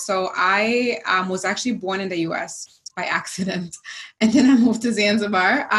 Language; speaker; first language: English; non-native, local second language; Swahili